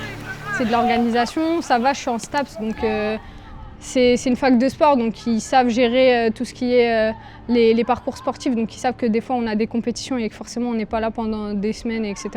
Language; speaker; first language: French; early bilingual, other home language; Arabic